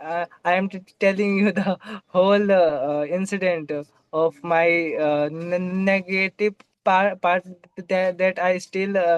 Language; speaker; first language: English; non-native, local second language; Hindi